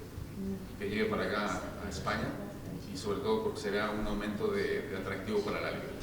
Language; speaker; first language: Spanish; native; Spanish